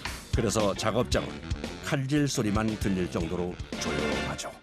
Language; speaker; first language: Korean; native; Korean